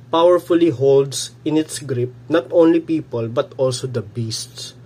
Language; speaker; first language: English; non-native, local second language; Filipino